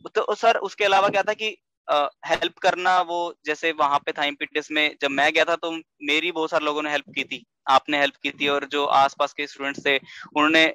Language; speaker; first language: Hindi; native; Hindi